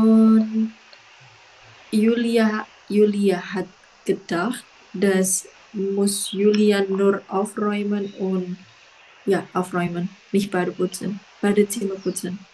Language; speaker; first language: German; non-native, learner; Indonesian